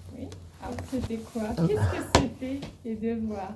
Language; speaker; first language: French; native; French